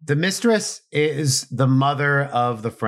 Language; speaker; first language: English; native; English